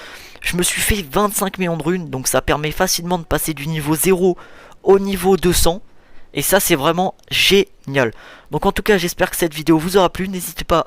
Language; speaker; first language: French; native; French